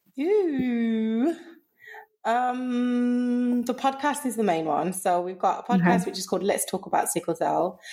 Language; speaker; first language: English; native; English